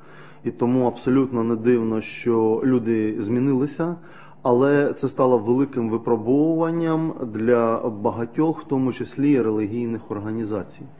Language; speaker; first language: Ukrainian; native; Ukrainian